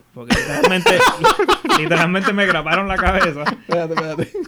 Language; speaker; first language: Spanish; native; Spanish